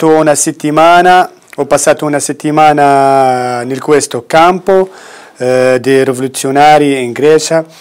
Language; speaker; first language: Italian; non-native, learner; Arabic